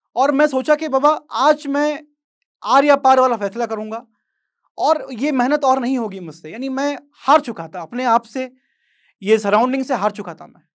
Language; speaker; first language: Hindi; non-native, local second language; Odia